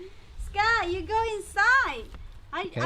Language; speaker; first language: English; non-native, learner; Thai